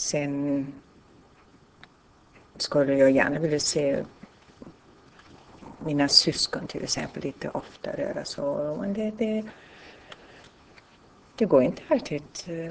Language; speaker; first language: Swedish; non-native, fluent; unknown